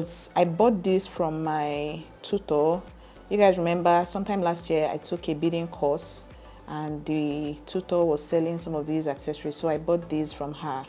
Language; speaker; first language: English; native; English